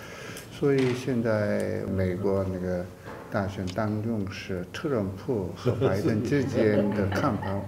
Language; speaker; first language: Chinese; non-native, fluent; Korean